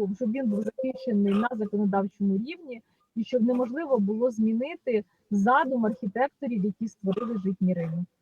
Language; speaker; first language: Ukrainian; native; Ukrainian